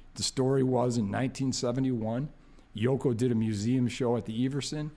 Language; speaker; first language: English; native; English